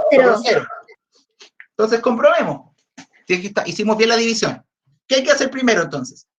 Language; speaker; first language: Spanish; native; Spanish